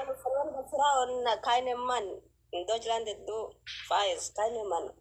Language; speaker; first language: German; non-native, learner; Oromo